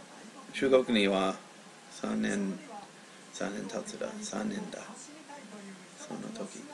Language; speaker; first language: Japanese; non-native, learner; English